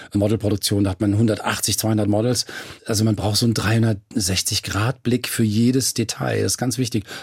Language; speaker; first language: German; native; German